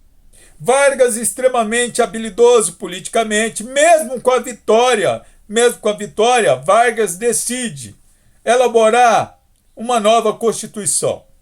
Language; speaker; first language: Portuguese; native; Portuguese